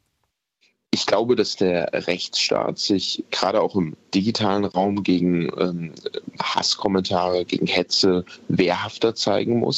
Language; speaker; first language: German; native; German